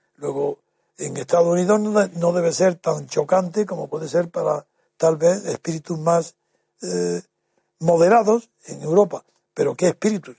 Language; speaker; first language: Spanish; native; Spanish